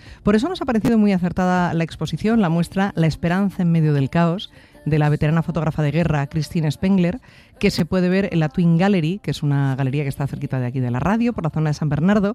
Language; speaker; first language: Spanish; native; Spanish